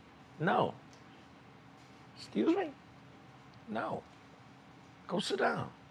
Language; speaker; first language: English; native; English